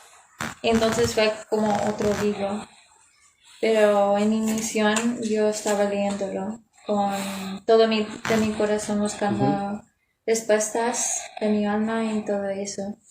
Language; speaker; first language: Spanish; non-native, learner; English